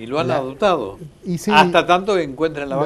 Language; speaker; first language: Spanish; native; Spanish